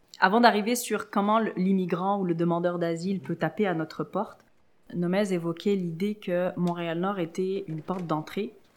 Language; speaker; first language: French; early bilingual, other home language; Arabic